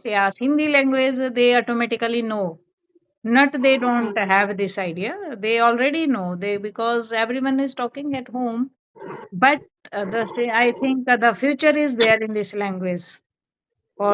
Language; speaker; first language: English; non-native, learner; Hindi